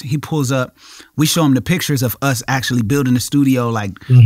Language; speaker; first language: English; native; English